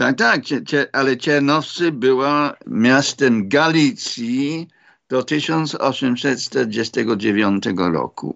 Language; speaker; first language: Polish; non-native, fluent; English